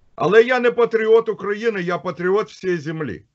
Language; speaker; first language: Ukrainian; non-native, local second language; Russian